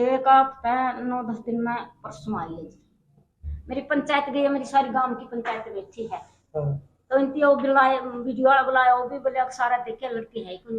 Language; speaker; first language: Hindi; non-native, local second language; Haryanvi